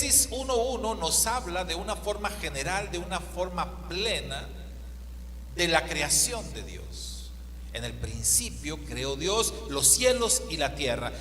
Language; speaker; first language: Spanish; native; Spanish